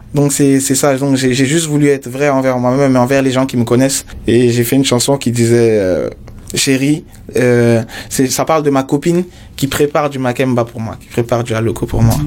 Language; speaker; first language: French; non-native, local second language; Mossi